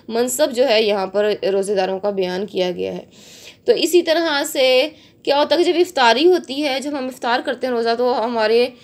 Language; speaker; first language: Urdu; native; Urdu